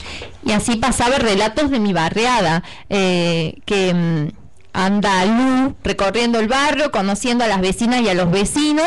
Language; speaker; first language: Spanish; native; Spanish